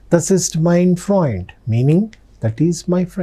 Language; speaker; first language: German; non-native, fluent; Telugu